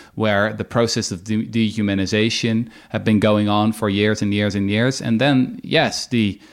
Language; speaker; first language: English; non-native, fluent; Dutch